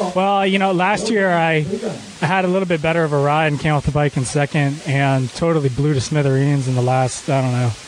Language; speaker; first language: English; native; English